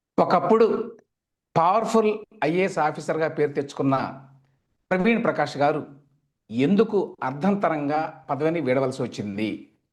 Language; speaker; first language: Telugu; native; Telugu